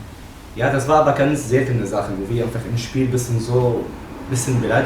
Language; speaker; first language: German; non-native, fluent; Arabic